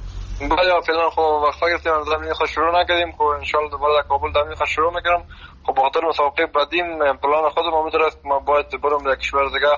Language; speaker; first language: Persian; native; Persian